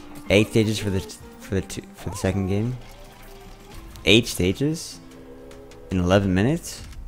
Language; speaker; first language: English; native; English